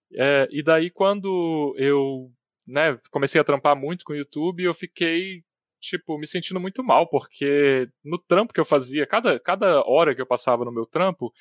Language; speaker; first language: Portuguese; native; Portuguese